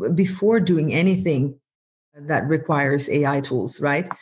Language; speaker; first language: English; non-native, fluent; Norwegian